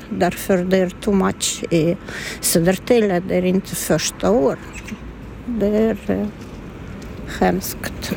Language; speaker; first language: Swedish; non-native, learner; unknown